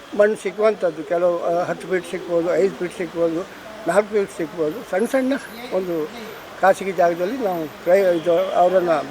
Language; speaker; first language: Kannada; native; Kannada